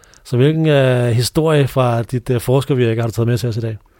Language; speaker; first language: Danish; native; Danish